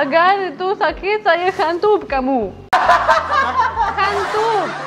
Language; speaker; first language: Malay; non-native, learner; Russian